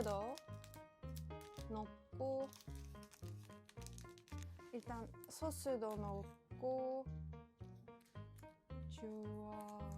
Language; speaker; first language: Korean; non-native, fluent; Japanese